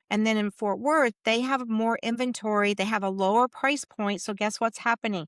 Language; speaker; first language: English; native; English